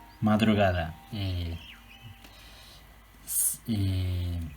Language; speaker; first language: Spanish; non-native, learner; Turkish